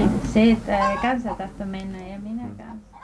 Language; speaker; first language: Finnish; early bilingual, heritage; Finnish